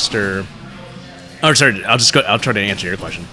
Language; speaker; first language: English; early bilingual, other home language; Vietnamese